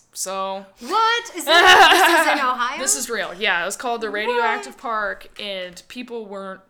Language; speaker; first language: English; native; English